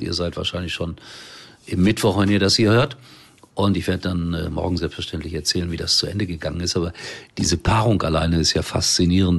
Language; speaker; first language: German; native; German